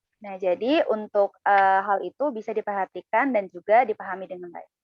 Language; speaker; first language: Indonesian; native; Indonesian